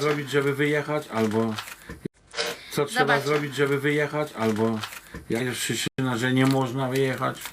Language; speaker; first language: Polish; native; Polish